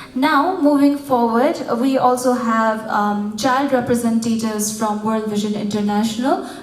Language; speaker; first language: English; non-native, local second language; Nepali